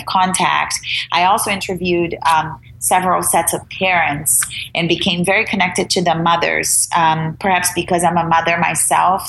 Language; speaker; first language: English; non-native, fluent; Portuguese